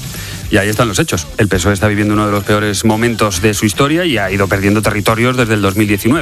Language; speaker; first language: Spanish; native; Spanish